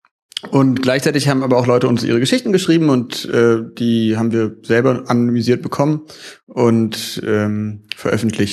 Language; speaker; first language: German; native; German